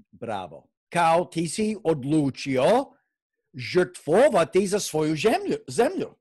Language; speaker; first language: Croatian; non-native, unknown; English